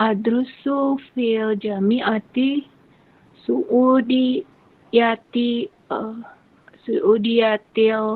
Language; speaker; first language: Arabic; non-native, learner; Indonesian